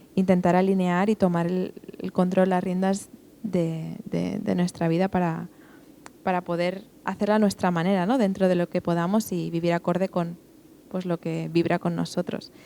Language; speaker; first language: Spanish; non-native, local second language; Catalan